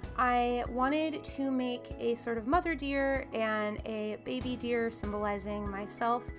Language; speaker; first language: English; native; English